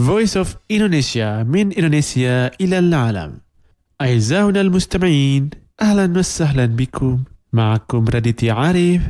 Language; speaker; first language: Arabic; non-native, fluent; Indonesian